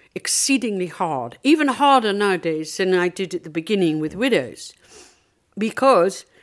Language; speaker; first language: English; native; English